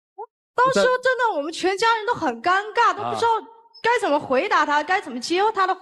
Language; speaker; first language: Chinese; native; Chinese